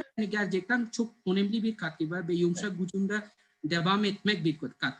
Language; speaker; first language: Turkish; non-native, learner; Bangla